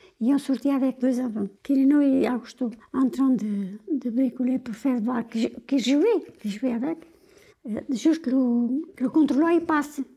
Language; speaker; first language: French; non-native, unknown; Portuguese